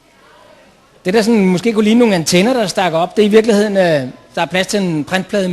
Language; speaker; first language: Danish; native; Danish